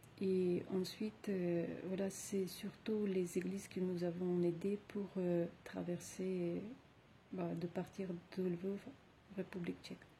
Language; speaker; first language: French; non-native, fluent; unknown